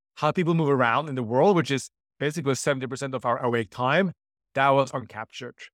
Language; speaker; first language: English; non-native, fluent; Norwegian